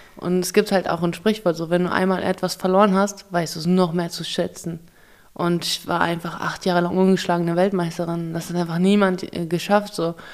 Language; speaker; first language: German; early bilingual, other home language; Russian